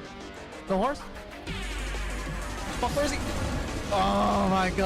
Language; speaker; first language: English; native; English